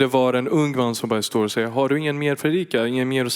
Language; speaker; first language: Swedish; non-native, fluent; Persian